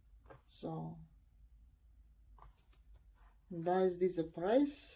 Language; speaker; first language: German; non-native, learner; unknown